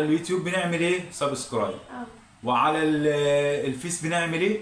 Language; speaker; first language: Arabic; native; Arabic